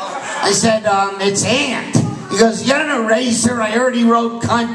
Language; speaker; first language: English; native; English